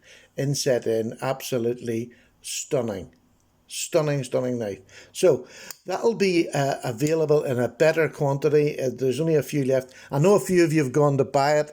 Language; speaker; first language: English; native; English